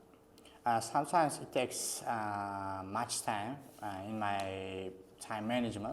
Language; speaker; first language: English; non-native, learner; Uzbek